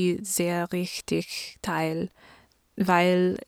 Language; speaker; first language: German; non-native, learner; English